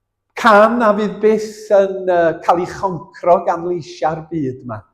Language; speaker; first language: Welsh; native; Welsh